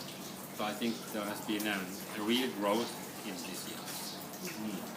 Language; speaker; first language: English; non-native, fluent; Norwegian